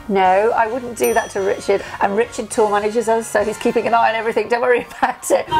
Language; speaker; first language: English; native; English